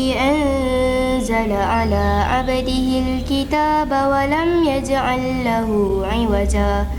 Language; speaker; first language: Arabic; non-native, learner; Malay